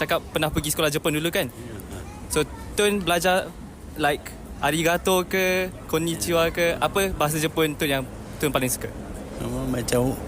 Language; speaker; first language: Malay; native; Malay